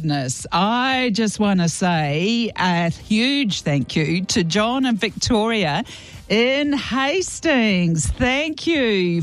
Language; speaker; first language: English; native; English